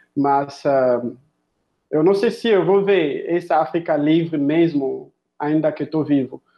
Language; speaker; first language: Portuguese; non-native, fluent; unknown